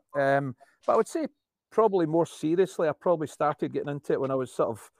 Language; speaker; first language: English; native; English